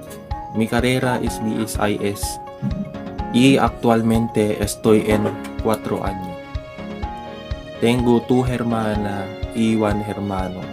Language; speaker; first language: Spanish; non-native, learner; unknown